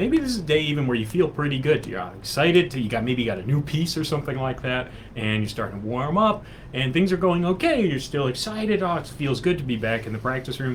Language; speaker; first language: English; native; English